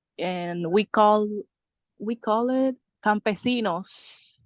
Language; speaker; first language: English; non-native, fluent; Spanish